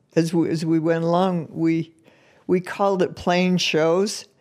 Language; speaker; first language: English; native; English